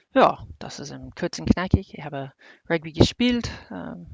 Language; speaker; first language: German; non-native, learner; English